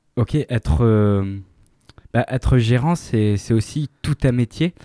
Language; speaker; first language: French; native; French